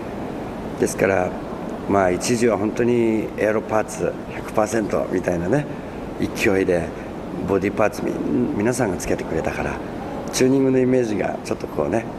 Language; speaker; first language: Japanese; native; Japanese